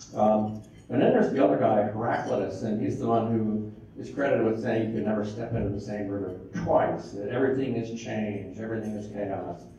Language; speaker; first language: English; native; English